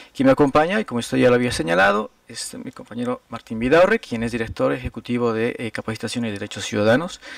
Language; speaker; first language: Spanish; native; Spanish